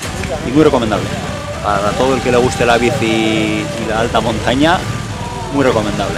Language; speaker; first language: Spanish; native; Spanish